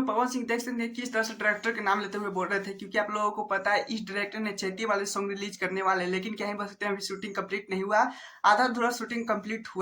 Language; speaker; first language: Hindi; non-native, local second language; Bhojpuri